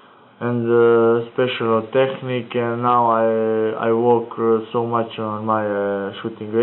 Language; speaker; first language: English; non-native, learner; Croatian